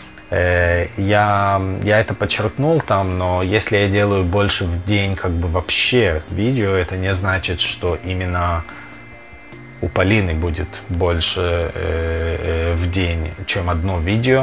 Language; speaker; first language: Russian; early bilingual, other home language; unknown